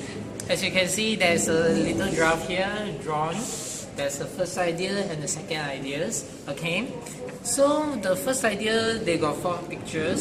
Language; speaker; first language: English; non-native, local second language; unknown